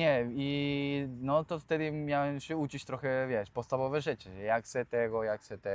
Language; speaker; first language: Polish; non-native, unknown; Spanish